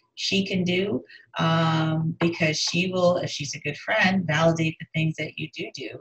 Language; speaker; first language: English; native; English